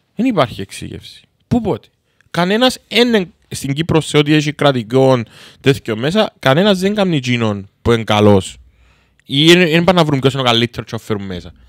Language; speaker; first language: Greek; native; Greek